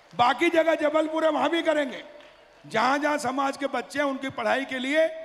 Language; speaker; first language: Hindi; native; Hindi